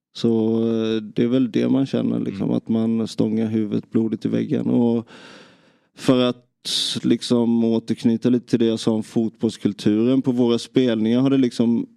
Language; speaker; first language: Swedish; native; Swedish